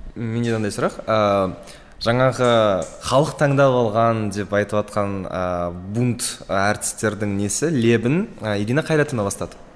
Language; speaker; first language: Kazakh; native; Kazakh